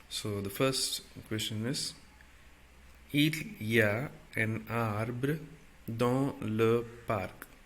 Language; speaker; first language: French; non-native, fluent; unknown